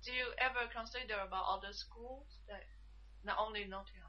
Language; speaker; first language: English; non-native, learner; Chinese